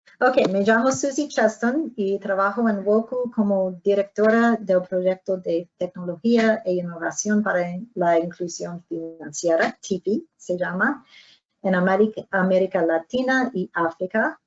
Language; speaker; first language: Spanish; non-native, fluent; English